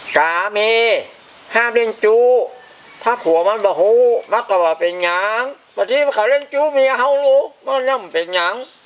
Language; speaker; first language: Thai; native; Thai